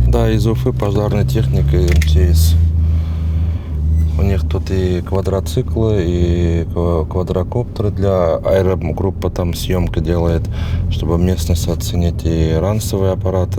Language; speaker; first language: Russian; native; Russian